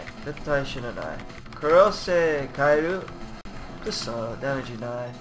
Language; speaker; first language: Japanese; non-native, learner; English